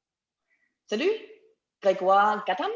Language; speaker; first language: French; non-native, learner; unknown